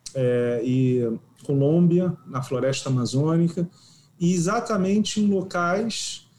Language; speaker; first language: Portuguese; native; Portuguese